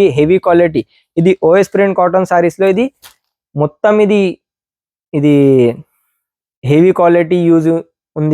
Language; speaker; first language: Telugu; non-native, local second language; Urdu